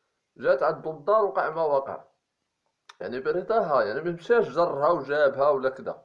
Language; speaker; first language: Arabic; native; Arabic